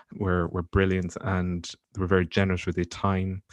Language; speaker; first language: English; non-native, local second language; Yoruba